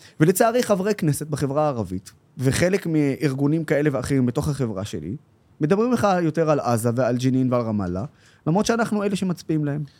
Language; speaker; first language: Hebrew; non-native, local second language; Arabic